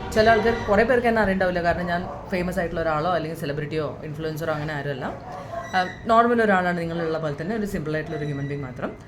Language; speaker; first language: Malayalam; early bilingual, heritage; Malayalam